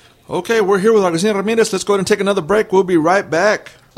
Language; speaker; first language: English; early bilingual, other home language; Spanish